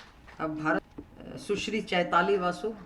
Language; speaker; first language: Hindi; native; Hindi